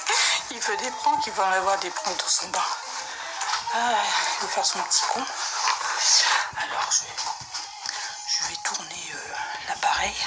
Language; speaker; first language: French; native; French